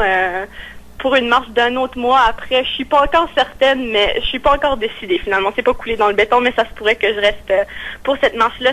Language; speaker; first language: French; native; French